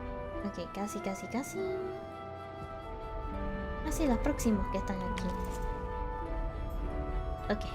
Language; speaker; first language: Spanish; early bilingual, heritage; Spanish